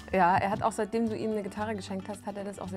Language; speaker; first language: German; native; German